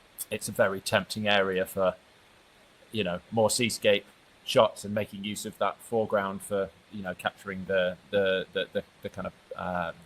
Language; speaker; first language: English; native; English